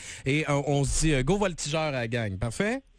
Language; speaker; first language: French; native; French